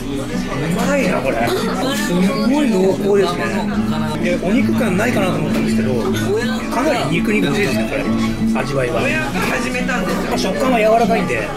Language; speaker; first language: Japanese; native; Japanese